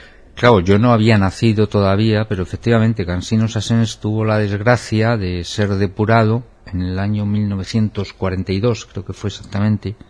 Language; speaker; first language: Spanish; native; Spanish